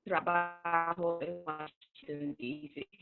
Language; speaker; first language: Spanish; non-native, learner; English